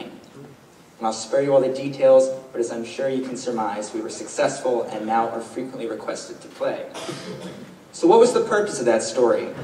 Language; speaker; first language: English; native; English